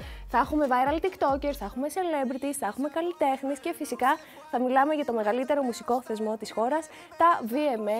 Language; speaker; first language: Greek; native; Greek